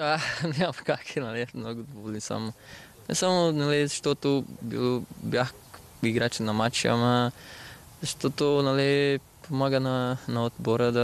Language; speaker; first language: Bulgarian; non-native, learner; Portuguese